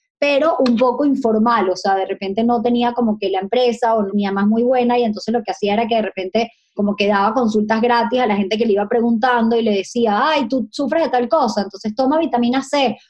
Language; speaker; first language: Spanish; native; Spanish